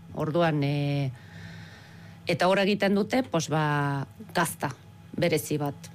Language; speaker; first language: Basque; non-native, fluent; Spanish